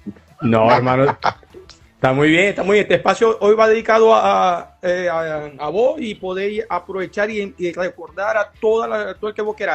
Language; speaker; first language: Spanish; native; Spanish